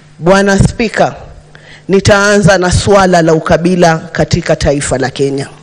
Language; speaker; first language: Swahili; native; Swahili